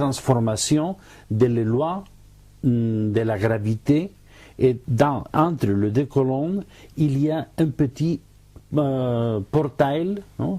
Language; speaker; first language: French; non-native, learner; Catalan